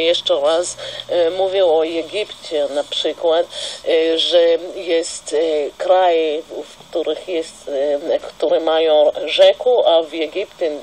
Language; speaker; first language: Polish; non-native, fluent; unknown